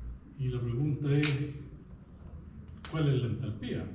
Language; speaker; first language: Spanish; native; Spanish